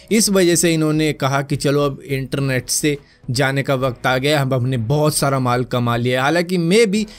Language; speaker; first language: Hindi; native; Hindi